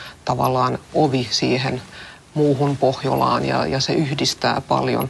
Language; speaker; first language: Finnish; non-native, local second language; Swedish